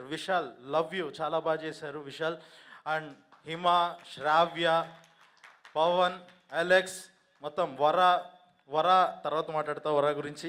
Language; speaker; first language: Telugu; native; Telugu